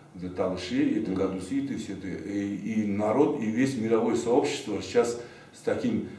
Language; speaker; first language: Russian; non-native, local second language; Talysh